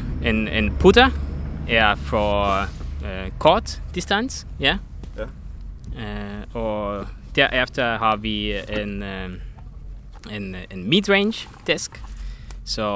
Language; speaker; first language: Danish; non-native, learner; Estonian